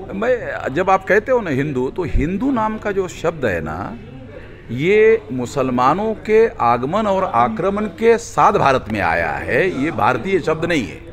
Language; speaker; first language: Hindi; non-native, local second language; Marathi